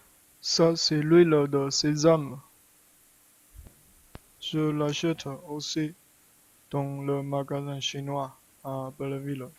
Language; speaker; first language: French; non-native, learner; Chinese